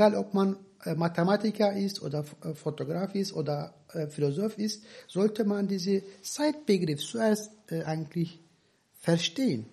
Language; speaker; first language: German; non-native, fluent; Turkish